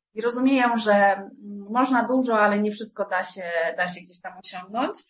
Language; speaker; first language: Polish; native; Polish